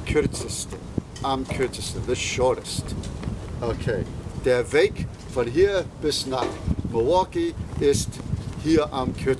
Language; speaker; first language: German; non-native, fluent; English